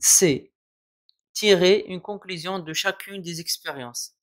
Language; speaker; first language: French; non-native, local second language; Arabic